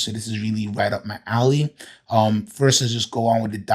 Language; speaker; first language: English; native; English